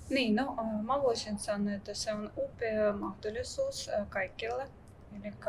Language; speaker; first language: Finnish; non-native, learner; Russian